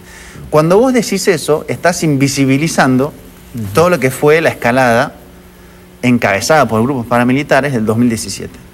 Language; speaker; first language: Spanish; native; Spanish